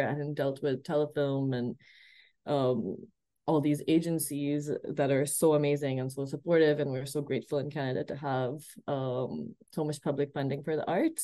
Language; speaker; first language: English; non-native, local second language; Urdu